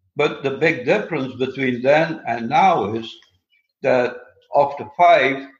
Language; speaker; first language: English; non-native, fluent; Dutch